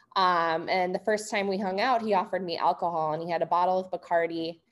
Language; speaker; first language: English; native; English